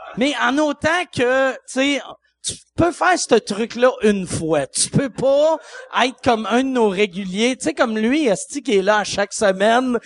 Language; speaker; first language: French; native; French